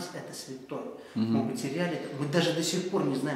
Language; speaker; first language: Russian; native; Russian